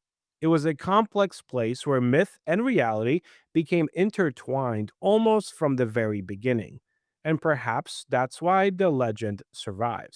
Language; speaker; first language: English; native; English